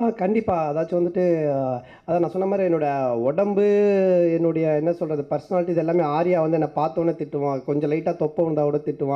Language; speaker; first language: Tamil; native; Tamil